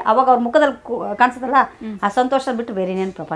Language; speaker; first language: Kannada; native; Kannada